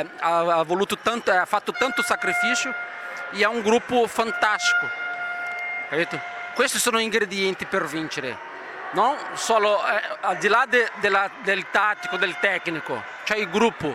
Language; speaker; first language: Italian; non-native, fluent; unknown